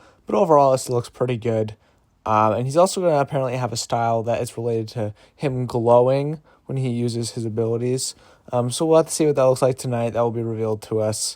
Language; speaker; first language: English; native; English